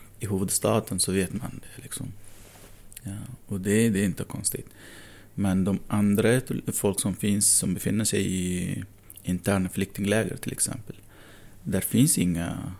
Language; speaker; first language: Swedish; non-native, fluent; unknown